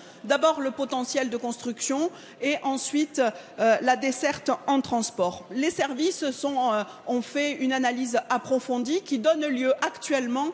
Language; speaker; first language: French; native; French